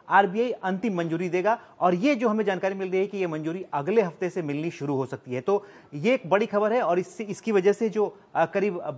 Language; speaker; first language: Hindi; native; Hindi